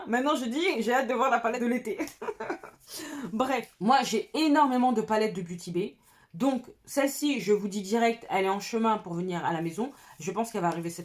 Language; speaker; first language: French; native; French